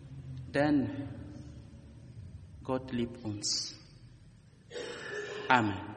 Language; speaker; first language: German; non-native, fluent; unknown